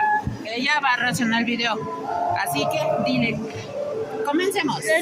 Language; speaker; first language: Spanish; native; Spanish